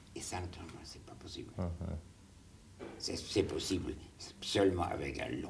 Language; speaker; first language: French; non-native, fluent; German